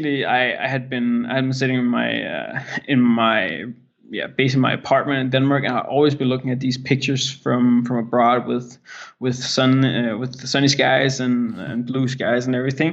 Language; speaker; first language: English; non-native, fluent; Danish